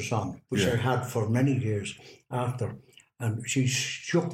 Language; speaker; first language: English; native; English